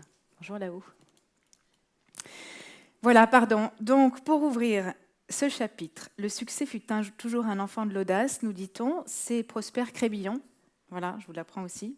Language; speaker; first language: French; native; French